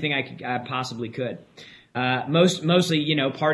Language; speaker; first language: English; native; English